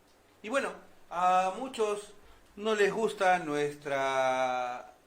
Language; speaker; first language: Spanish; native; Spanish